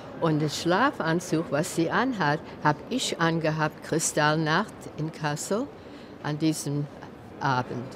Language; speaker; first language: German; early bilingual, heritage; German